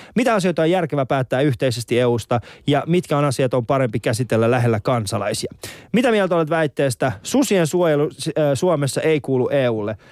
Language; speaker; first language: Finnish; early bilingual, other home language; Persian